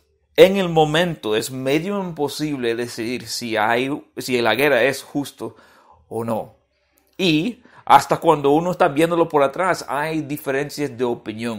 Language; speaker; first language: Spanish; non-native, fluent; English